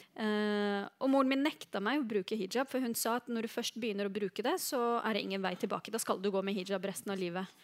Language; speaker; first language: Norwegian; early bilingual, other home language; Arabic